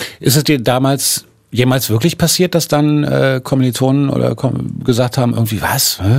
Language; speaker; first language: German; native; German